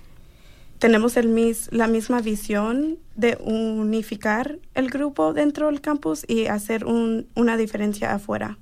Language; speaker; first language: Spanish; early bilingual, heritage; Spanish